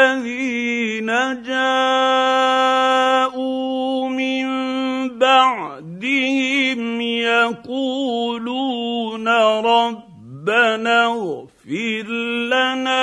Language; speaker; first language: Arabic; native; Arabic